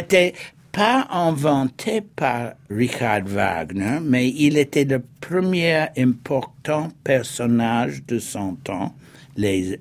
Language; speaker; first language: French; non-native, fluent; English